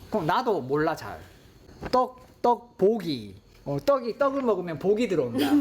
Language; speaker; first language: Korean; native; Korean